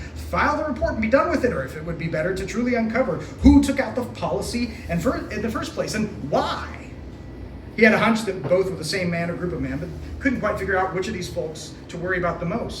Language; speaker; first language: English; native; English